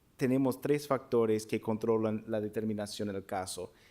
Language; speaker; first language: Spanish; non-native, fluent; English